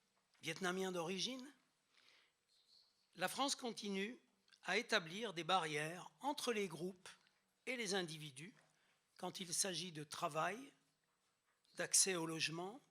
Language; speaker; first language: French; native; French